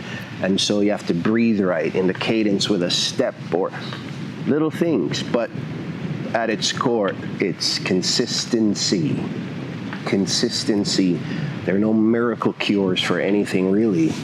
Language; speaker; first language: English; native; English